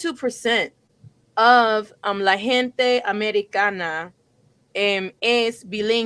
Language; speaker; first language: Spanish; non-native, fluent; English